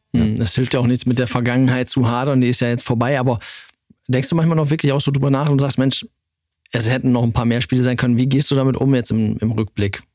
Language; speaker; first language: German; native; German